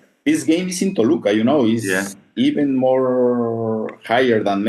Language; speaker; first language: English; non-native, fluent; Spanish